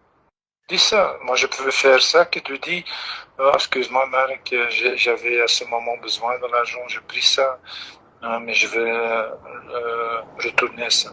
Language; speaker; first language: French; non-native, local second language; Dutch